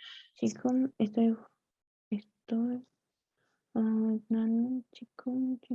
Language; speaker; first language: Korean; non-native, learner; Spanish